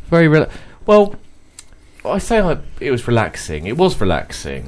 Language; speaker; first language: English; native; English